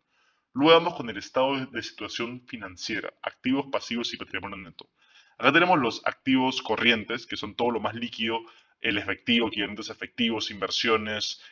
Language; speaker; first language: Spanish; native; Spanish